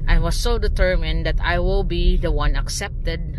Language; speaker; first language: English; non-native, local second language; Cebuano